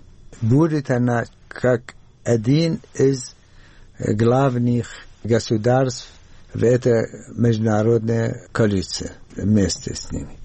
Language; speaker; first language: Russian; non-native, learner; Arabic